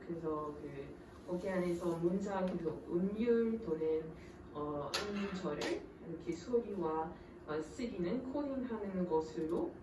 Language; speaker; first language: Korean; non-native, fluent; French